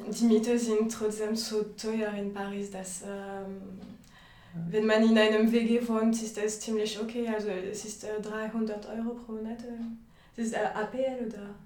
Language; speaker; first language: German; non-native, fluent; French